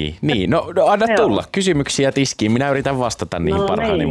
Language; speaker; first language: Finnish; native; Finnish